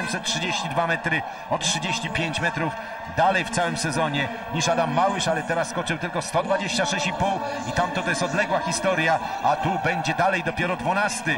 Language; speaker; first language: Polish; native; Polish